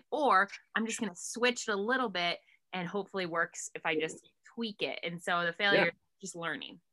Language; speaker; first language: English; native; English